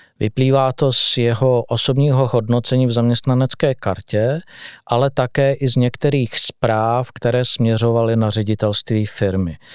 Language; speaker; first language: Czech; native; Czech